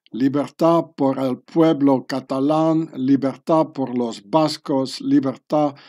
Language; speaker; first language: Spanish; non-native, learner; French